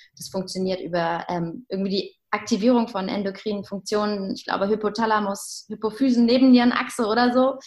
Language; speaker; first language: German; native; German